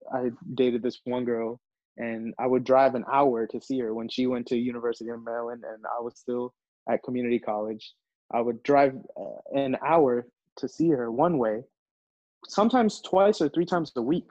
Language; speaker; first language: English; early bilingual, other home language; Hindi